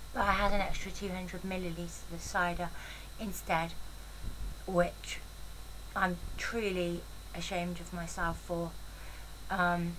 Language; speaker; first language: English; native; English